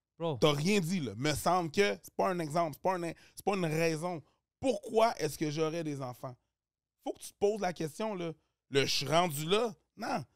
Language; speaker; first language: French; early bilingual, other home language; Haitian Creole